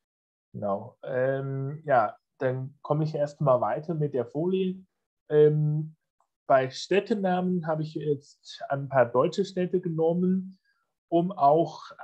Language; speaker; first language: German; non-native, fluent; Chinese